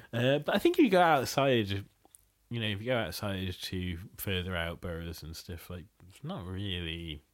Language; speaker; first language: English; early bilingual, other home language; Bangla